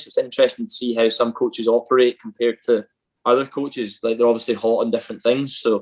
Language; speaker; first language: English; native; English